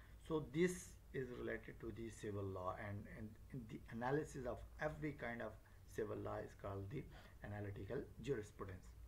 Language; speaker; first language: English; non-native, local second language; Northern Hindko